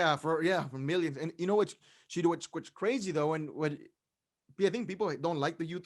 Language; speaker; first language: English; native; English